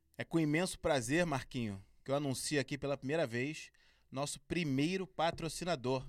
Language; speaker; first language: Portuguese; native; Portuguese